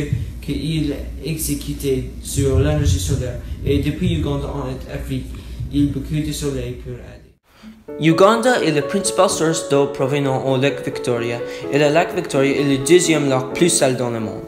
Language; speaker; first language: French; non-native, learner; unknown